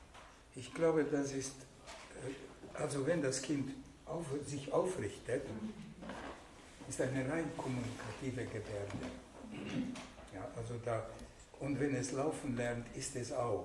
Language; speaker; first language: German; non-native, fluent; Hungarian